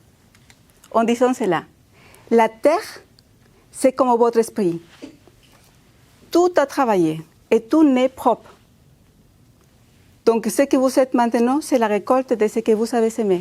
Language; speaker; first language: French; non-native, fluent; Spanish